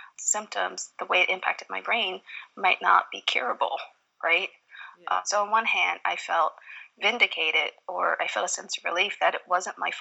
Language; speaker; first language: English; native; English